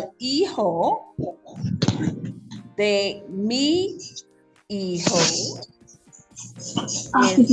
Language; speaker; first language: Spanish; non-native, fluent; English